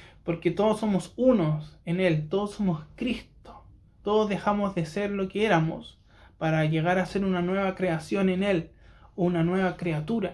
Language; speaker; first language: Spanish; native; Spanish